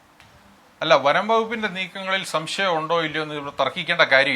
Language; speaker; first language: Malayalam; native; Malayalam